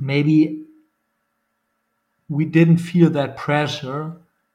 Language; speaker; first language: English; non-native, fluent; German